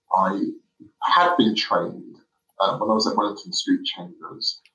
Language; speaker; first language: English; native; English